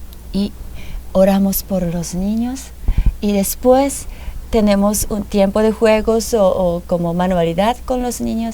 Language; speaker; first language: Spanish; non-native, fluent; Japanese